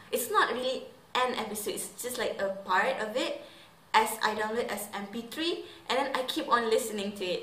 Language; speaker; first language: English; non-native, local second language; Malay